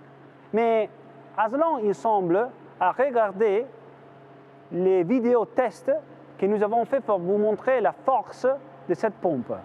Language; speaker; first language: French; non-native, fluent; Italian